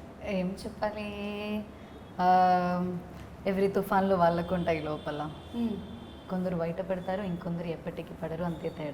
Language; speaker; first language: Telugu; non-native, learner; Malayalam